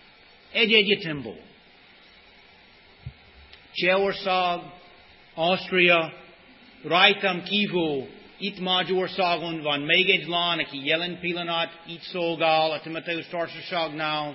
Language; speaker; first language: Hungarian; non-native, fluent; English